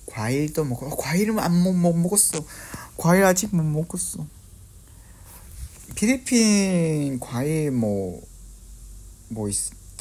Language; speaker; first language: Korean; non-native, fluent; Vietnamese